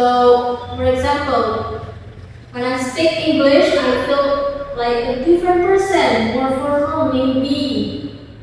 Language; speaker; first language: English; non-native, fluent; Indonesian